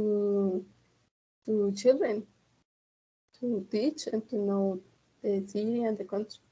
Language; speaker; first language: English; non-native, learner; Spanish